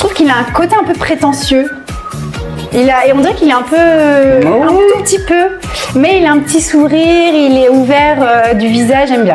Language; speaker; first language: French; native; French